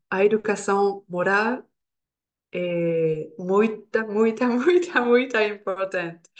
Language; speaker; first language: Portuguese; non-native, learner; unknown